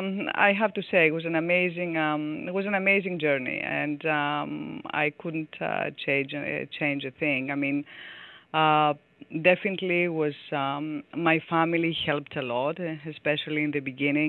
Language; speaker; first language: English; non-native, fluent; Greek